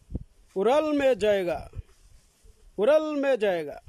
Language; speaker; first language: Hindi; non-native, learner; Bangla